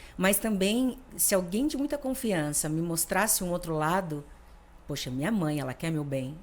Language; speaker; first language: Portuguese; native; Portuguese